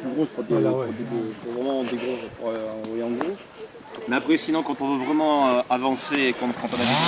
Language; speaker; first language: French; native; French